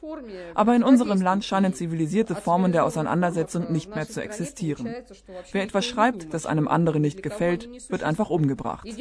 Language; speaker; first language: German; native; German